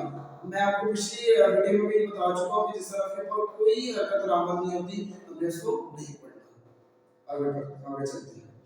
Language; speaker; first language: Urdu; non-native, local second language; Punjabi